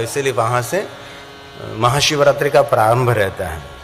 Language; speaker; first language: Hindi; non-native, local second language; Gujarati